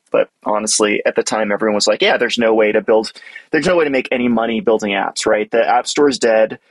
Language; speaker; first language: English; native; English